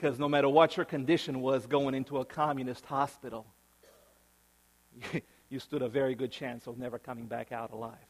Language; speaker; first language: English; early bilingual, other home language; Romanian